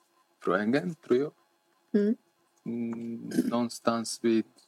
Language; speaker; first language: Swedish; non-native, fluent; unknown